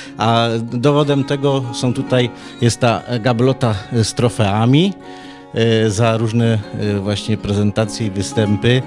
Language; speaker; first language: Polish; native; Polish